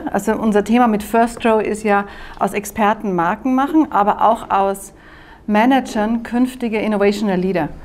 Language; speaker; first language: German; native; German